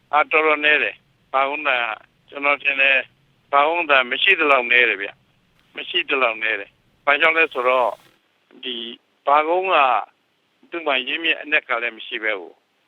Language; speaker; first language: Burmese; native; Burmese